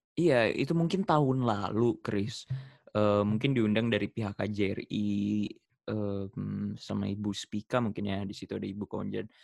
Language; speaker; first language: Indonesian; native; Indonesian